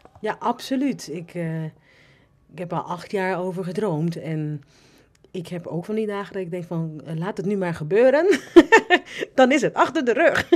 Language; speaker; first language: Dutch; non-native, local second language; Papiamento